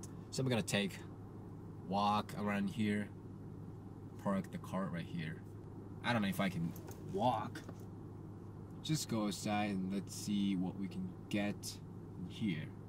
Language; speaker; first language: English; non-native, fluent; Japanese